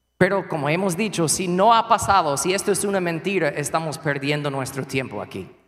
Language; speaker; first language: Spanish; non-native, fluent; English